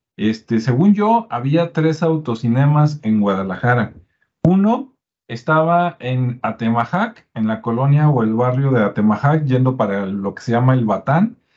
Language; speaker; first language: Spanish; native; Spanish